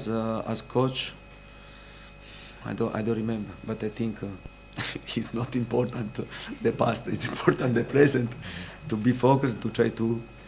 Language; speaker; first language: English; non-native, fluent; Italian